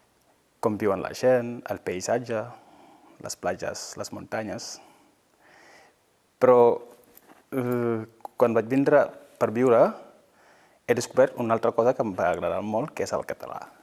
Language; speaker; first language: Catalan; non-native, fluent; Fula